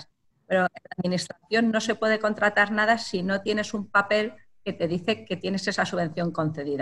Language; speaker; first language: Spanish; native; Spanish